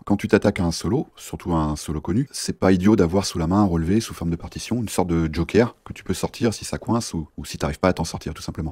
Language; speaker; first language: French; native; French